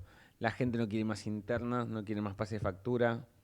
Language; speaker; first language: Spanish; native; Spanish